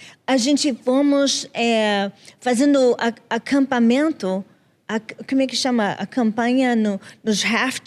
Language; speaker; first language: Portuguese; non-native, fluent; English